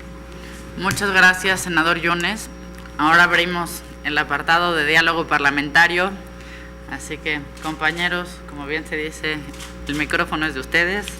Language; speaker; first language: Spanish; native; Spanish